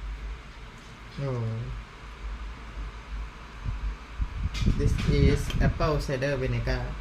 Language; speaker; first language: English; non-native, learner; Thai